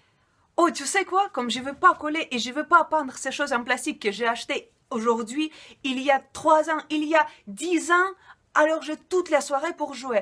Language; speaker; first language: French; non-native, fluent; Russian